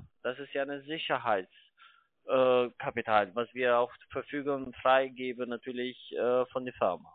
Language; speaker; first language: German; non-native, fluent; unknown